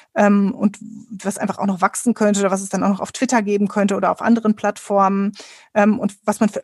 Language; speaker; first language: German; native; German